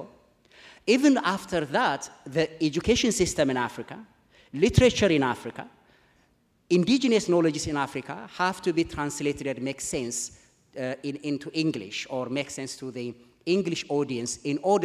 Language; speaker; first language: English; non-native, fluent; Amharic